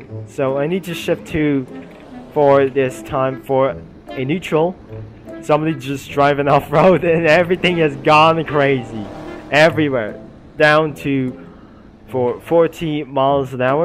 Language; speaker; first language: English; non-native, learner; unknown